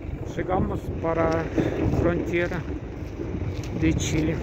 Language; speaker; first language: Spanish; non-native, learner; Russian